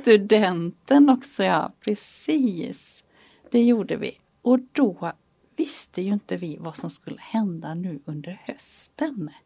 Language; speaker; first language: Swedish; native; Swedish